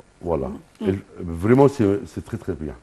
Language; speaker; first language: French; non-native, fluent; Arabic